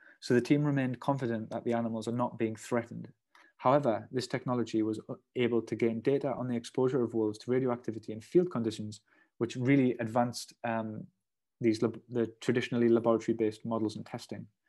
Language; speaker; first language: English; native; English